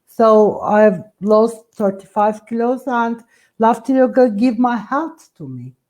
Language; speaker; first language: English; non-native, fluent; Turkish